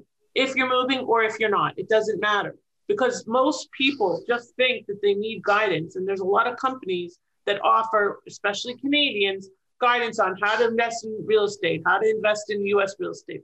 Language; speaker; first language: English; native; English